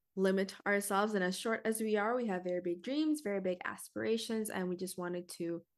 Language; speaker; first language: English; early bilingual, other home language; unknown